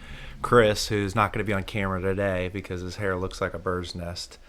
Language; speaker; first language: English; native; English